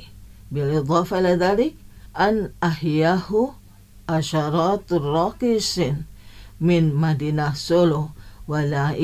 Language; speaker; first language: Arabic; non-native, fluent; Indonesian